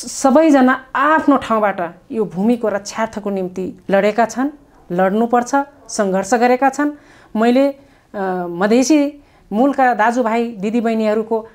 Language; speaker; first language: Nepali; non-native, local second language; Dangaura Tharu